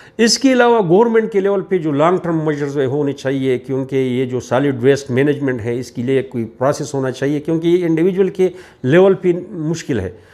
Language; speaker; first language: Urdu; non-native, local second language; Pashto